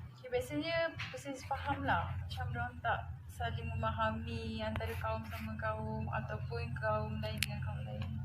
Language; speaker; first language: Malay; native; Malay